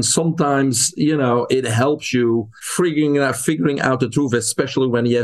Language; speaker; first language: English; non-native, fluent; Dutch